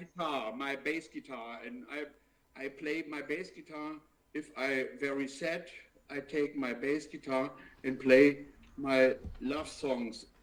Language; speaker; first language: English; non-native, learner; German